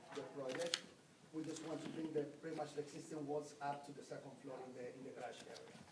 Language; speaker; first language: English; non-native, fluent; Spanish